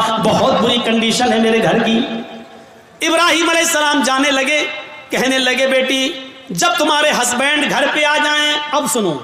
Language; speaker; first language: Urdu; native; Urdu